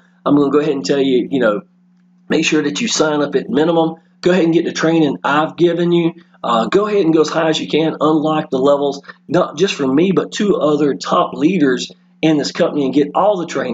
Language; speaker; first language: English; native; English